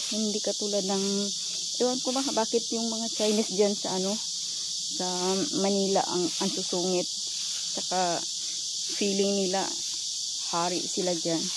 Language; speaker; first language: Filipino; non-native, local second language; Cebuano